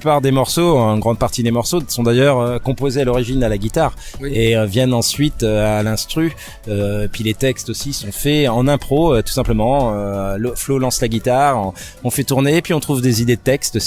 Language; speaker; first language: French; native; French